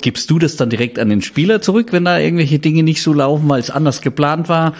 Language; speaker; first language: German; native; German